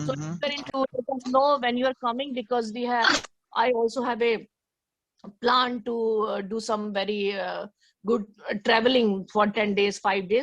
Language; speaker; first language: English; non-native, learner; Hindi